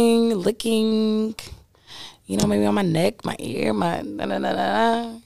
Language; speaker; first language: English; native; English